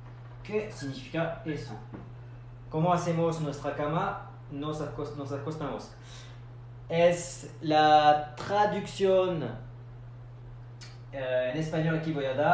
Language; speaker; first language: Spanish; non-native, fluent; French